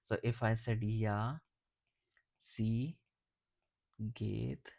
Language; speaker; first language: German; non-native, fluent; English